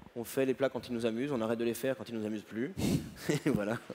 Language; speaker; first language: French; native; French